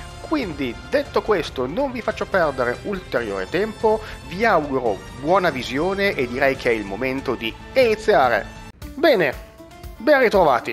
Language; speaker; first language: Italian; native; Italian